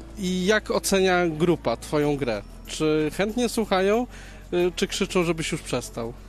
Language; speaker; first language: Polish; native; Polish